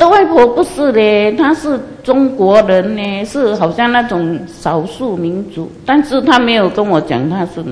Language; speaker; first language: Chinese; non-native, local second language; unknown